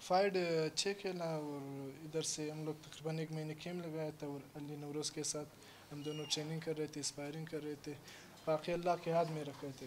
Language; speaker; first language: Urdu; non-native, local second language; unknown